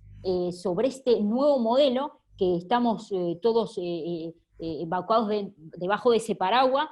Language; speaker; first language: Spanish; native; Spanish